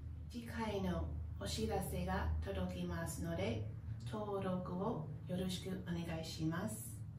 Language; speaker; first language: Japanese; non-native, learner; English